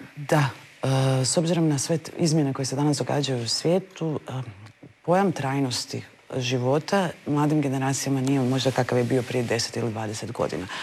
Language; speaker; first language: Croatian; native; Croatian